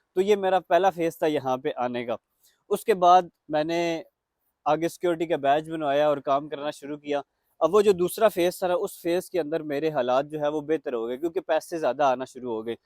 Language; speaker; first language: Urdu; non-native, local second language; Pashto